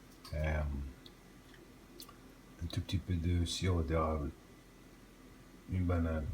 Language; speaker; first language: French; non-native, local second language; Arabic